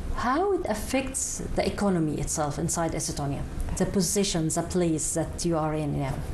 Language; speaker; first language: English; non-native, fluent; Arabic